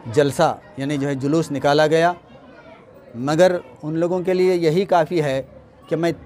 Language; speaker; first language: Hindi; non-native, local second language; Urdu